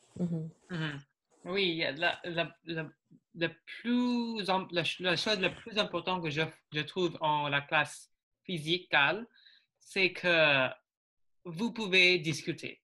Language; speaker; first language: French; non-native, learner; English